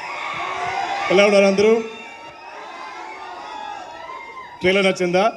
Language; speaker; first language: Telugu; non-native, fluent; Malayalam